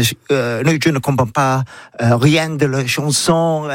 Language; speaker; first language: French; non-native, learner; English